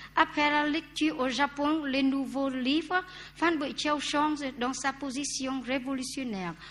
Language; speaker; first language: French; non-native, fluent; Vietnamese